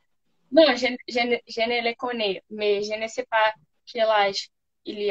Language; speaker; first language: French; non-native, learner; Portuguese